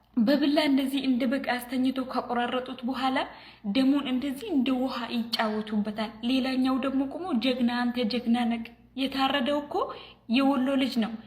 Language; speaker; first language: Amharic; non-native, local second language; Oromo